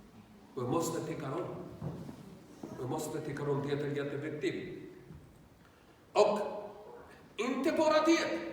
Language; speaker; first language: Swedish; non-native, learner; Urdu